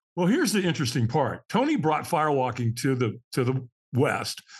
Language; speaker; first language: English; native; English